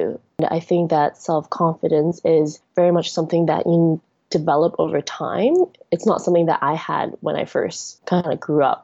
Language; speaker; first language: English; non-native, local second language; Cantonese